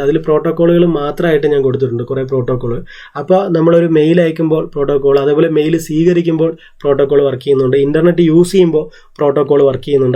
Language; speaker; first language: Malayalam; native; Malayalam